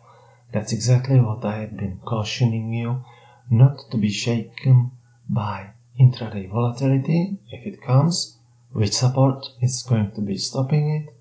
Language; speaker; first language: English; non-native, fluent; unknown